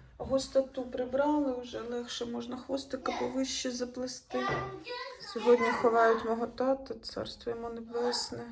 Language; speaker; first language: Ukrainian; native; Ukrainian